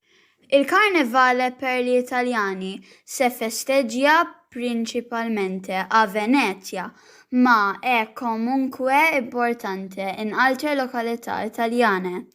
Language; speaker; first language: Italian; non-native, learner; Maltese